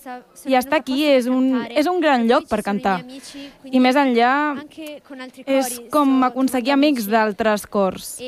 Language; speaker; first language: Catalan; non-native, learner; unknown